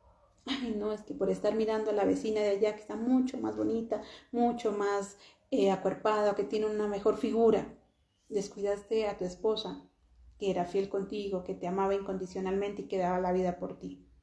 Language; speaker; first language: Spanish; native; Spanish